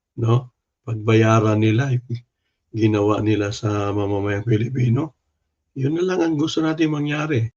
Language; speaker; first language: Filipino; non-native, local second language; Cebuano